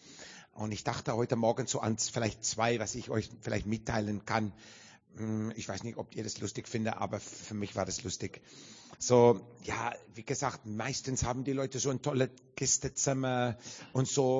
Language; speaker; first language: German; non-native, learner; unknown